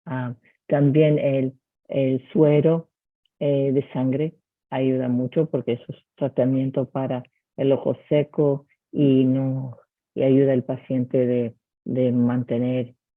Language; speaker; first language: Spanish; early bilingual, heritage; Spanish